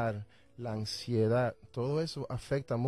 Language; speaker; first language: Spanish; native; Spanish